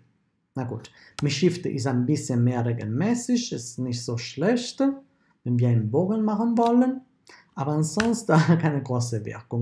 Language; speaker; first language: German; non-native, fluent; Italian